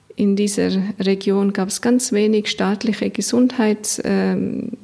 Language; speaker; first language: German; native; German